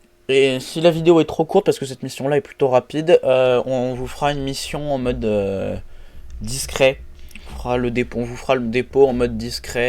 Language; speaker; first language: French; native; French